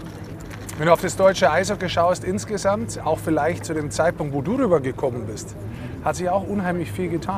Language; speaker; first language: German; native; German